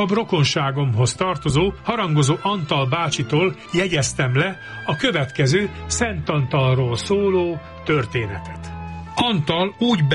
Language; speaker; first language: Hungarian; native; Hungarian